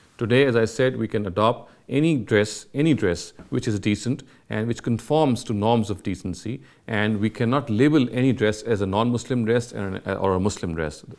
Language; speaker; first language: English; non-native, local second language; Urdu